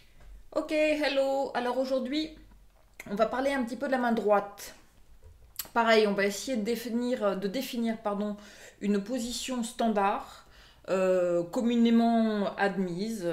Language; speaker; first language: French; native; French